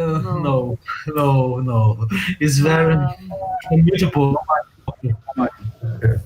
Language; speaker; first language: English; non-native, learner; Portuguese